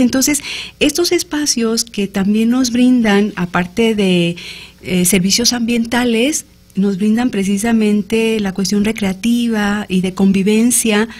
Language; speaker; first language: Spanish; native; Spanish